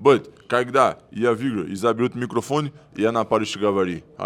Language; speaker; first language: Russian; non-native, learner; Portuguese